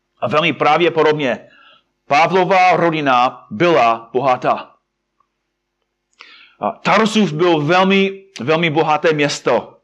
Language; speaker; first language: Czech; non-native, fluent; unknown